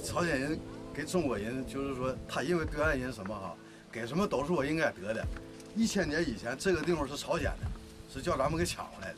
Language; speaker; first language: Chinese; native; Chinese